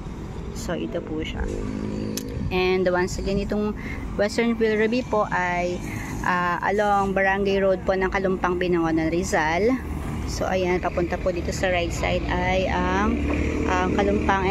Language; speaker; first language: Filipino; native; Filipino